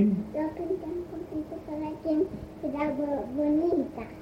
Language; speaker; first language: Spanish; early bilingual, heritage; Spanish